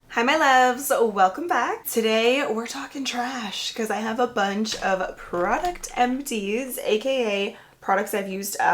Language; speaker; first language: English; native; English